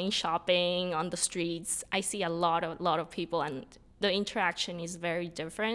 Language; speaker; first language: English; non-native, fluent; Spanish